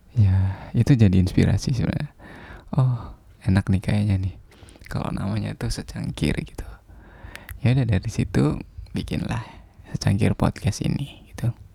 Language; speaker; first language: Indonesian; non-native, local second language; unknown